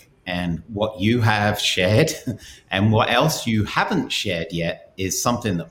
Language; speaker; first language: English; native; English